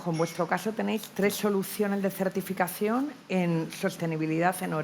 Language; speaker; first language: Spanish; native; Spanish